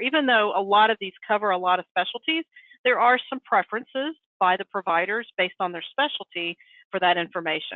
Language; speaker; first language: English; native; English